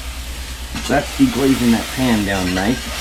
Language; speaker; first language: English; native; English